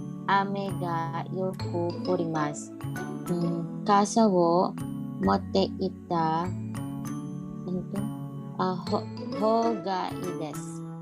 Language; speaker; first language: Japanese; non-native, learner; Filipino